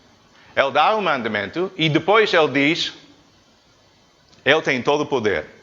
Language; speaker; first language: Portuguese; non-native, fluent; English